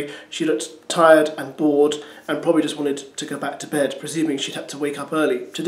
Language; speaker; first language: English; native; English